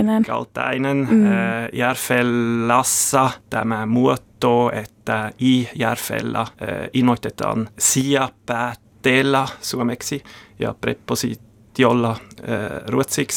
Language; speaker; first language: Finnish; non-native, learner; German